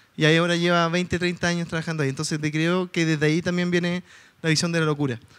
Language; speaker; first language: Spanish; native; Spanish